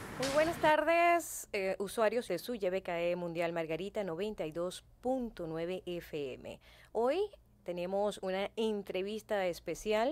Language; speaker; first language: Spanish; native; Spanish